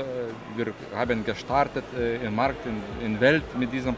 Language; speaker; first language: German; non-native, fluent; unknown